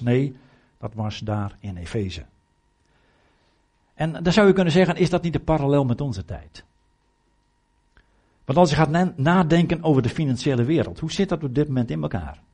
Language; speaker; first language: Dutch; native; Dutch